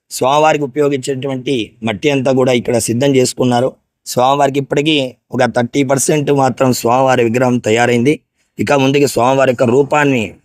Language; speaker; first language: Telugu; native; Telugu